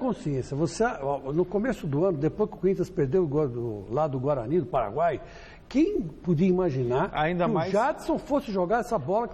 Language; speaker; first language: Portuguese; native; Portuguese